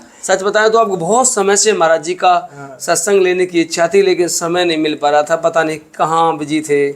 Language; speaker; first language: Hindi; native; Hindi